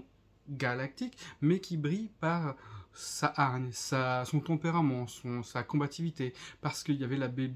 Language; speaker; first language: French; native; French